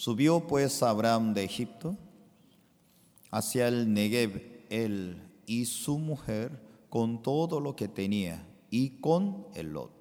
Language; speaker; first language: Spanish; non-native, fluent; Korean